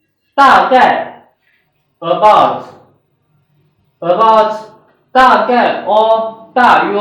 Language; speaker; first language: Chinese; non-native, fluent; Urdu